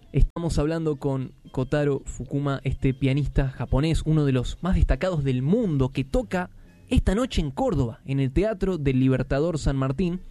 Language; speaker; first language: Spanish; native; Spanish